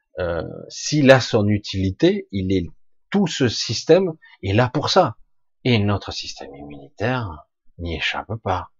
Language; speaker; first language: French; native; French